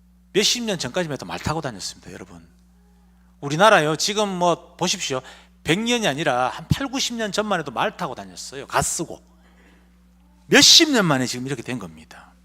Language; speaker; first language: Korean; native; Korean